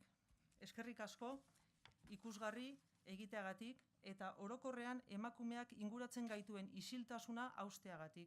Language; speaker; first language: Basque; non-native, local second language; Spanish